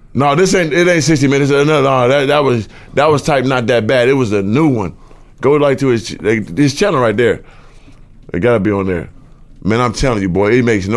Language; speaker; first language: English; native; English